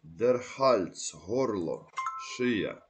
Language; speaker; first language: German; non-native, learner; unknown